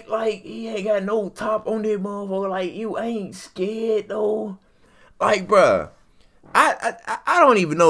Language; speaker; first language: English; native; English